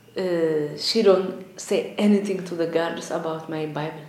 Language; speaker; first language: English; non-native, learner; Tigrinya